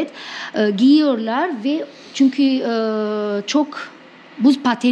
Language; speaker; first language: Turkish; non-native, fluent; Arabic